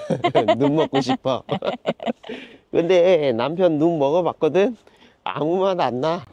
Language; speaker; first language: Korean; native; Korean